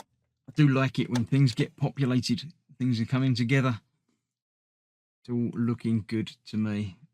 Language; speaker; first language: English; native; English